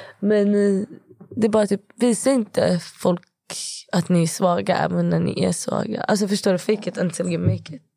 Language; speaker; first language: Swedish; early bilingual, other home language; Kurdish